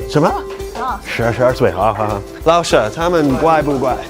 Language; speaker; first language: Chinese; non-native, learner; English